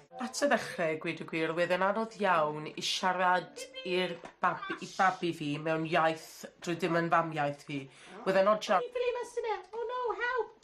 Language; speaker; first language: Welsh; non-native, fluent; English